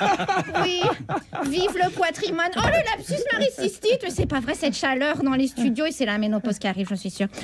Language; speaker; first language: French; native; French